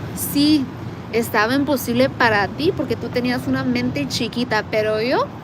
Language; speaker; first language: Spanish; early bilingual, heritage; Spanish